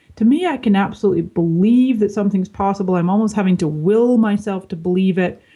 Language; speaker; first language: English; native; English